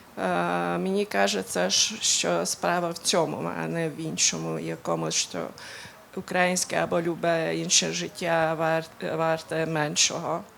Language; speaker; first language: Ukrainian; non-native, local second language; Hungarian